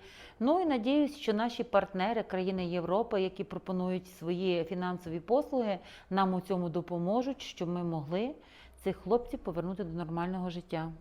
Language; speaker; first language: Ukrainian; native; Ukrainian